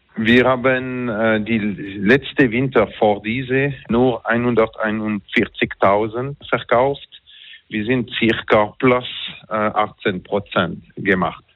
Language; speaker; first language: German; non-native, learner; French